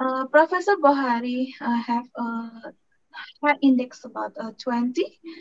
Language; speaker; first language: English; non-native, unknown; Sundanese